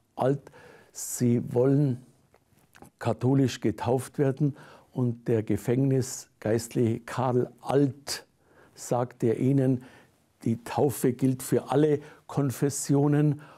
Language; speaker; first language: German; native; German